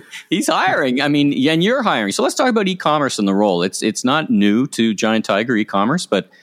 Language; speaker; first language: English; native; English